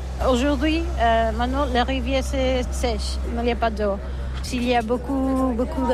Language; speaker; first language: French; non-native, learner; Catalan